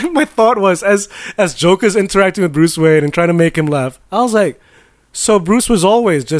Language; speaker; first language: English; native; English